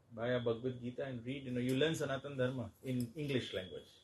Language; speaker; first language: English; non-native, local second language; Hindi